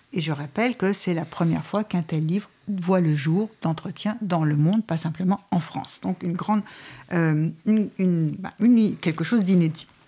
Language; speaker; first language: French; native; French